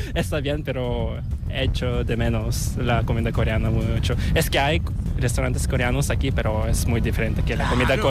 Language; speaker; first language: Spanish; non-native, learner; Korean